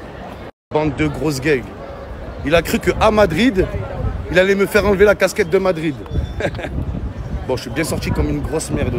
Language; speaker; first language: French; native; French